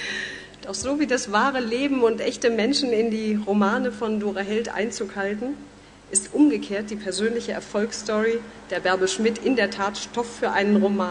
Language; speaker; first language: German; native; German